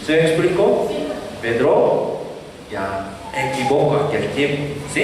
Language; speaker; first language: Spanish; non-native, learner; Korean